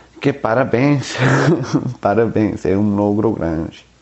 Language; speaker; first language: Portuguese; non-native, learner; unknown